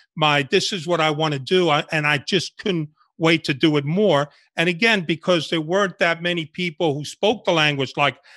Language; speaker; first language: English; early bilingual, other home language; Spanish